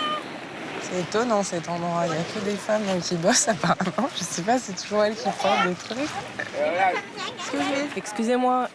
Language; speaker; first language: French; native; French